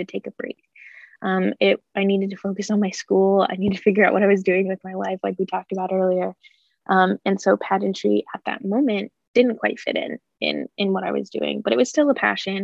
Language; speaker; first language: English; native; English